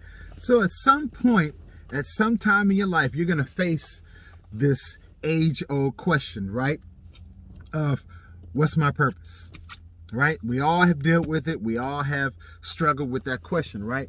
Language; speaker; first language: English; native; English